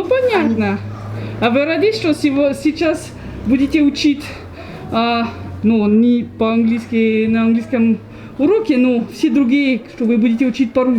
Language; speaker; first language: Russian; non-native, learner; French